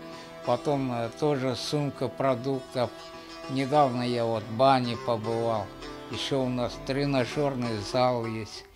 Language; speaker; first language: Russian; non-native, local second language; Uyghur